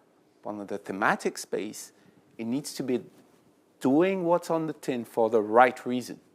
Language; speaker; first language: English; non-native, fluent; French